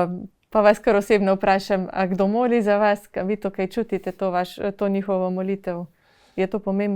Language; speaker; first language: Slovenian; native; Slovenian